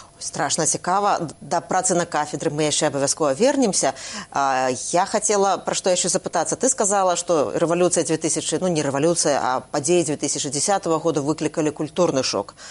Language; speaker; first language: Belarusian; native; Belarusian